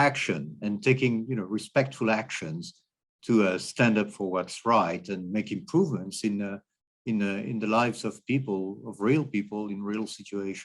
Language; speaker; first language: English; non-native, fluent; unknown